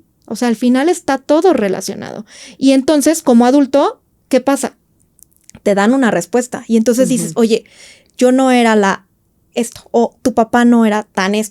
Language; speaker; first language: Spanish; native; Spanish